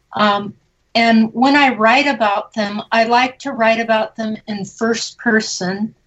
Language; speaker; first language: English; early bilingual, other home language; Spanish